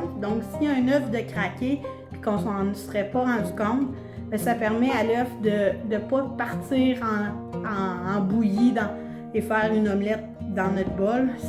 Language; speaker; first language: French; native; French